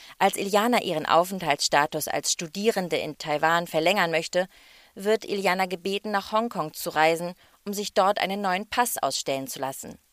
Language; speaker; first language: German; native; German